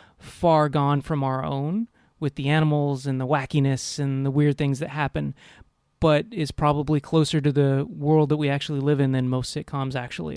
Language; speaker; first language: English; native; English